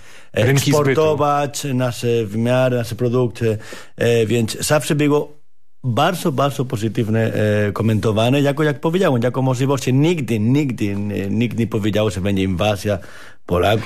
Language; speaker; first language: Polish; non-native, fluent; Spanish